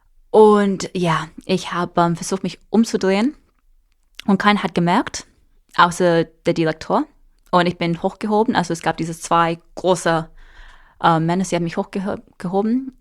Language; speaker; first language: German; non-native, fluent; English